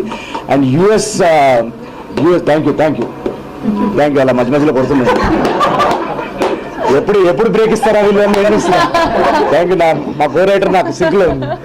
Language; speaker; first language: Telugu; native; Telugu